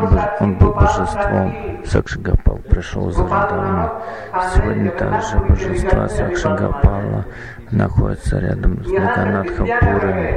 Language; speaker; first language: Russian; non-native, fluent; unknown